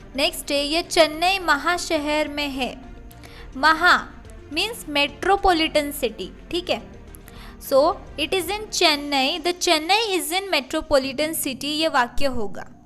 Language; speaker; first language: Hindi; native; Hindi